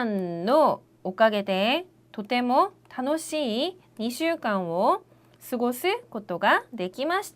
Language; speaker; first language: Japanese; non-native, fluent; Korean